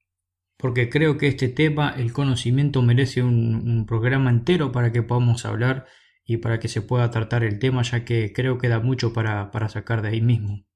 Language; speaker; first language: Spanish; native; Spanish